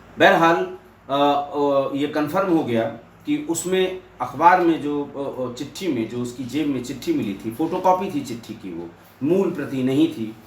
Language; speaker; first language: Hindi; native; Hindi